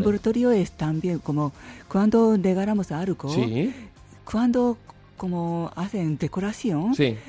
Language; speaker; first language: Spanish; non-native, learner; Japanese